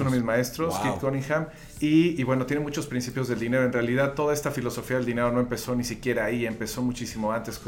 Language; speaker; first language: Spanish; native; Spanish